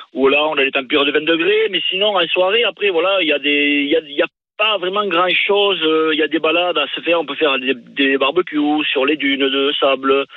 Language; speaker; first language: French; native; French